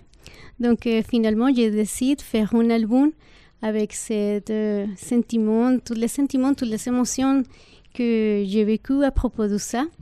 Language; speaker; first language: French; non-native, fluent; Spanish